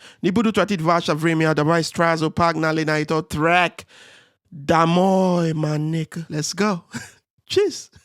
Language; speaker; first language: Russian; non-native, learner; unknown